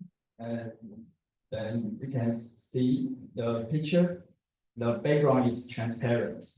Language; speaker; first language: English; non-native, learner; Chinese